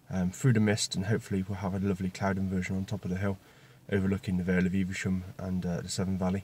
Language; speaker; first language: English; native; English